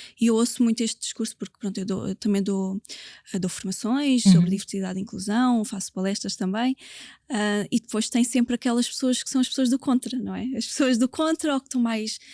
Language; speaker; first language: Portuguese; native; Portuguese